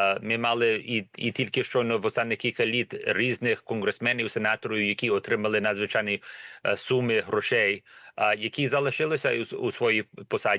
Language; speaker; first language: Ukrainian; early bilingual, heritage; Ukrainian